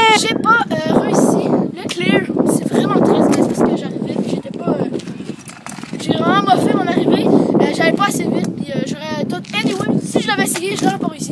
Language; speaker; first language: French; native; French